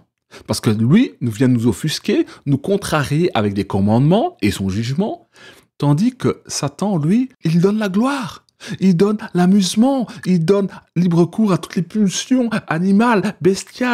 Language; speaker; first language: French; native; French